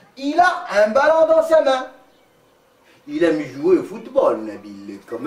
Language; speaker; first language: French; non-native, local second language; Arabic